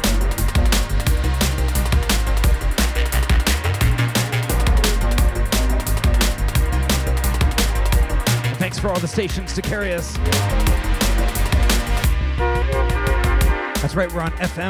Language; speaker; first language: English; native; English